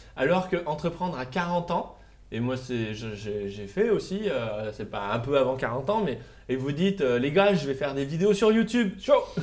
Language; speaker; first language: French; native; French